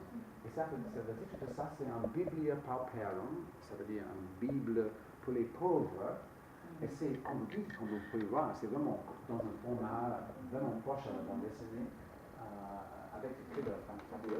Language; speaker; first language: French; non-native, fluent; English